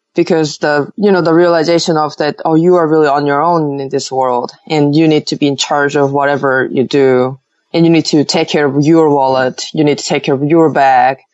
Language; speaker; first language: English; non-native, fluent; Korean